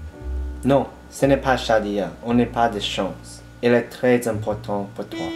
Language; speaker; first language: French; non-native, learner; English